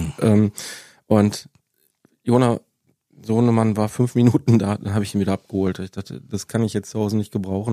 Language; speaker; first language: German; native; German